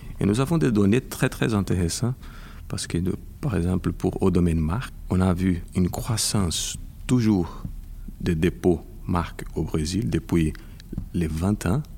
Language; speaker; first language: French; non-native, fluent; Portuguese